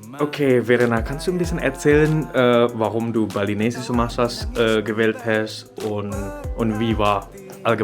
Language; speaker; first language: German; non-native, fluent; Indonesian